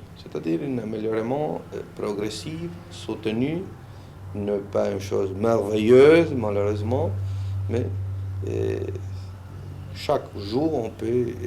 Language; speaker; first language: French; non-native, fluent; Spanish